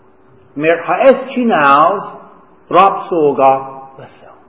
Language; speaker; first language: Hungarian; non-native, learner; English